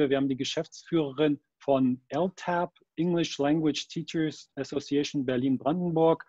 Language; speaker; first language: German; native; German